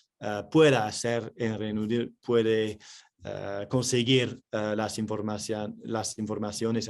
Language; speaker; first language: Spanish; non-native, fluent; English